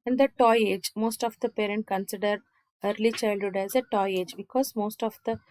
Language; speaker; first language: English; non-native, local second language; Kannada